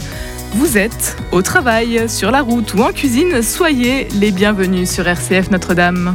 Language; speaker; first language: French; native; French